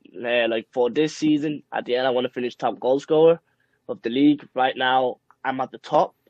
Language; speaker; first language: English; early bilingual, other home language; Spanish